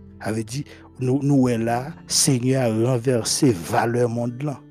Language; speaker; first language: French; non-native, local second language; Haitian Creole